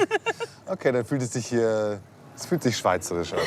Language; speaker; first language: German; native; German